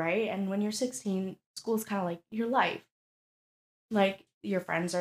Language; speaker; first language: English; native; English